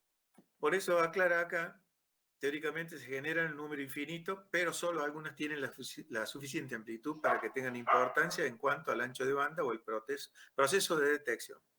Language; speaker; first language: Spanish; native; Spanish